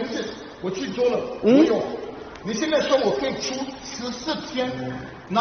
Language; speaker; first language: Chinese; non-native, learner; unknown